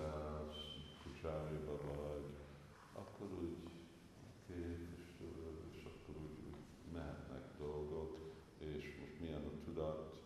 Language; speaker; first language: Hungarian; non-native, fluent; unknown